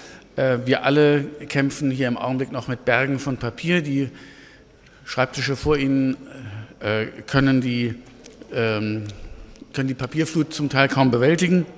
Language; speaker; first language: German; native; German